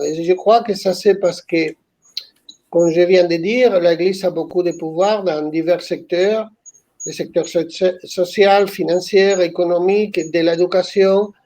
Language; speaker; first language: French; non-native, fluent; Spanish